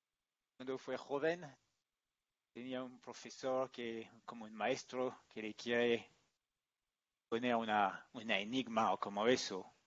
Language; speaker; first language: Spanish; non-native, learner; English